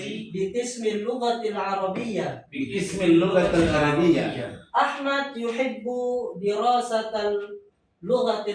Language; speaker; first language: Arabic; non-native, fluent; Indonesian